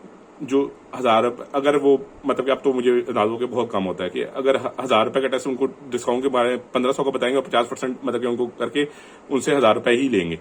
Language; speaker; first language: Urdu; non-native, local second language; Punjabi